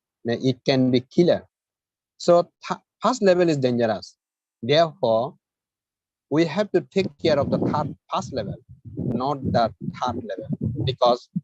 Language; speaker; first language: English; non-native, fluent; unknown